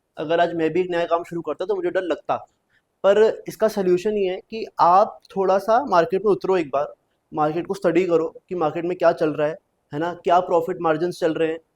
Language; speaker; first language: Hindi; native; Hindi